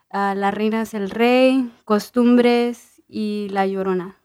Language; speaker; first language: Spanish; early bilingual, heritage; Spanish